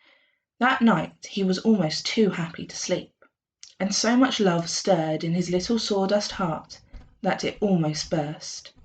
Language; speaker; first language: English; native; English